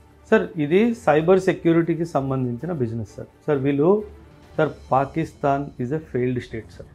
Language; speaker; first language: Telugu; non-native, local second language; Punjabi